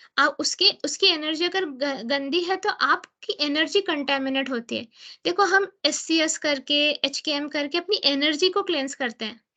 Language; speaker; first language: Hindi; native; Hindi